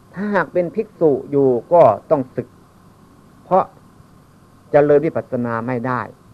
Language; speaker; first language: Thai; non-native, local second language; Northeastern Thai